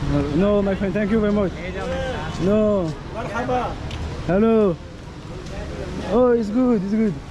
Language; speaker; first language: English; non-native, learner; French